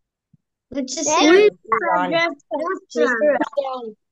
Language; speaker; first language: English; non-native, learner; Bangla